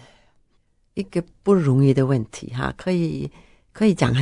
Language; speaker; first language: Chinese; non-native, fluent; Norwegian